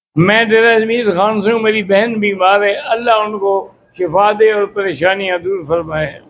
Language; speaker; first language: Urdu; native; Urdu